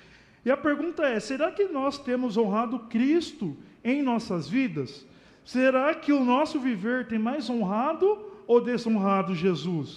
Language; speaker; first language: Portuguese; native; Portuguese